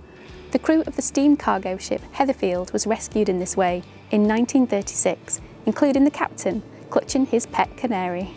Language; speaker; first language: English; native; English